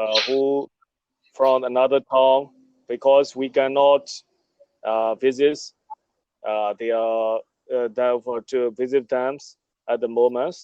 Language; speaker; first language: English; non-native, learner; Burmese